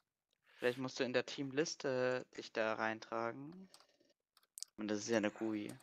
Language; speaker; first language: German; native; German